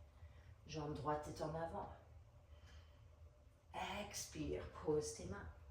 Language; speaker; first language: French; non-native, fluent; English